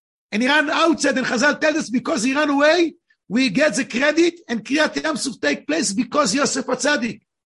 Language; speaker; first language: English; non-native, fluent; Hebrew